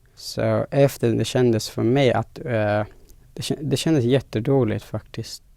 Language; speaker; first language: Swedish; non-native, fluent; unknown